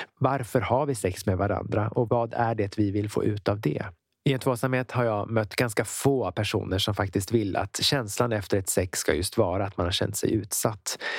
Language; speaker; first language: Swedish; native; Swedish